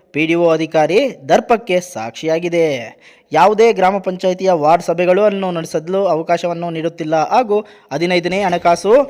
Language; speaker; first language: Kannada; native; Kannada